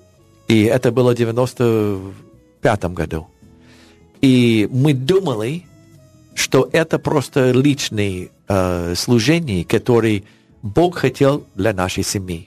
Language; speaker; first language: Russian; non-native, learner; English